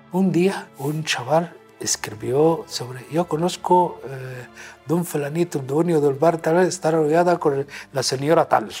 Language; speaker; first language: Spanish; non-native, fluent; Arabic